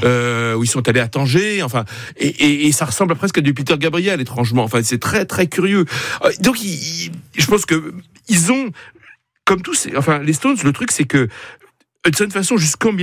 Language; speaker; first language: French; native; French